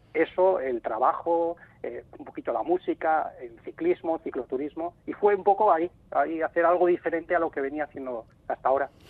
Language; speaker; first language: Spanish; native; Spanish